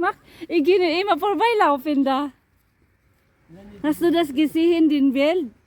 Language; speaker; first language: German; non-native, learner; Filipino